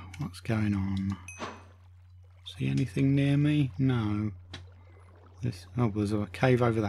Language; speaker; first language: English; native; English